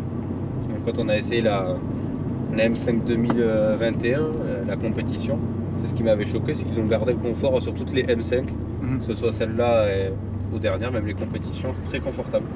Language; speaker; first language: French; native; French